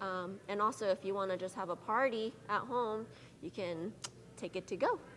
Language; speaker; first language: English; native; English